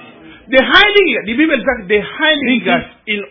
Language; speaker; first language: German; non-native, learner; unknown